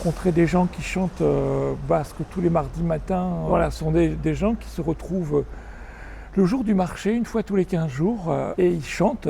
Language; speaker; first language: French; native; French